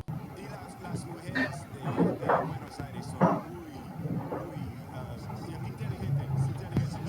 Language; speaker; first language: Spanish; non-native, learner; English